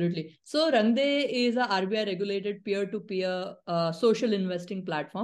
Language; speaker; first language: English; non-native, local second language; Marathi